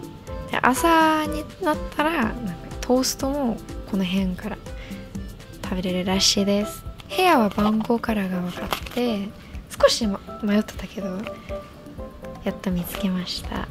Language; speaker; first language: Japanese; non-native, fluent; English